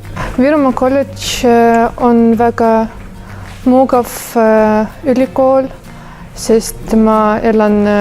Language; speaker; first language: Estonian; non-native, local second language; Russian